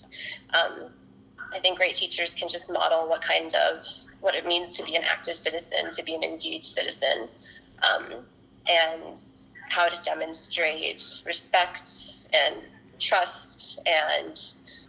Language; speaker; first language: English; native; English